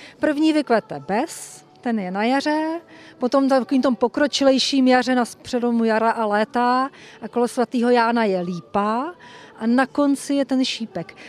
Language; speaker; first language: Czech; native; Czech